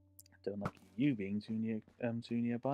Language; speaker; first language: English; native; English